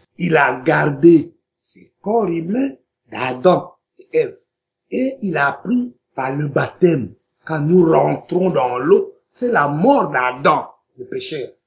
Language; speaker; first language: French; non-native, local second language; Lingala